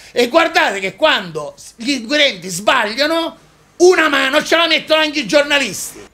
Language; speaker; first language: Italian; native; Italian